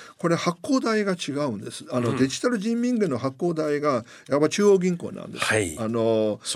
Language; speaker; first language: Japanese; non-native, fluent; Chinese